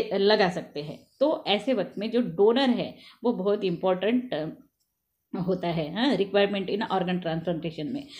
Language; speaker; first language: Hindi; non-native, local second language; Marathi